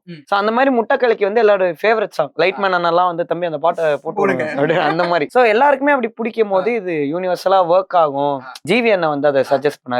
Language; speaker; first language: Tamil; native; Tamil